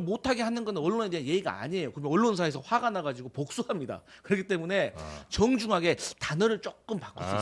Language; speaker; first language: Korean; native; Korean